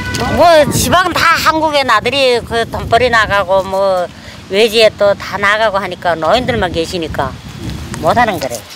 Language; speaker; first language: Korean; early bilingual, heritage; Korean